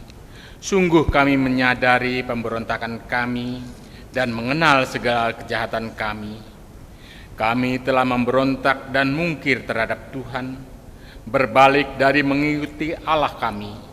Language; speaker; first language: Indonesian; native; Indonesian